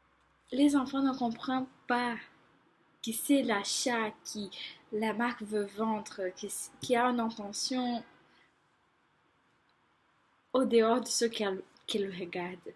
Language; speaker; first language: French; non-native, fluent; Portuguese